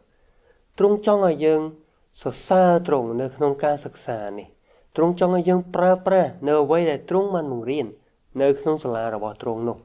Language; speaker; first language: Khmer; native; Khmer